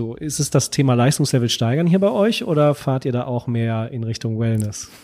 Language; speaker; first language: German; native; German